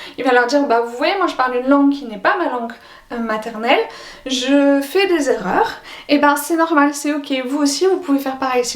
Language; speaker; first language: French; native; French